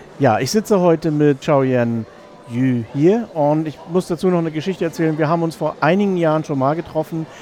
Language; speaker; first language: German; native; German